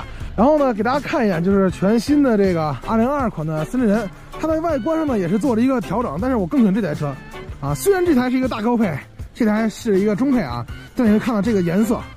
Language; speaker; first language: Chinese; native; Chinese